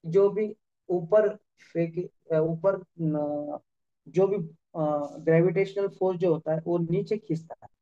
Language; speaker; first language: Hindi; non-native, local second language; Marathi